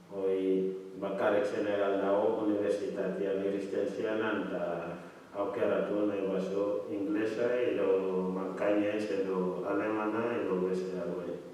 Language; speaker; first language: Basque; non-native, learner; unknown